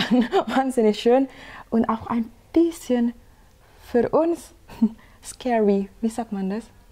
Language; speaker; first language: German; non-native, fluent; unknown